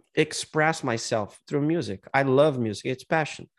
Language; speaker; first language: English; non-native, fluent; Portuguese